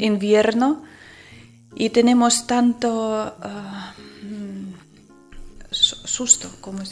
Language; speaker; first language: Spanish; non-native, learner; Ukrainian